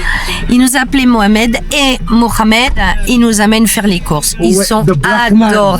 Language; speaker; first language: French; native; French